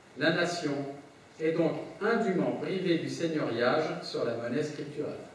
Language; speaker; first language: French; native; French